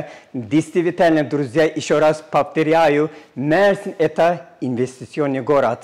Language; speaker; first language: Russian; non-native, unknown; Turkish